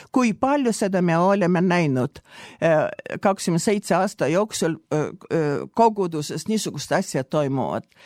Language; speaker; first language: Estonian; non-native, local second language; Russian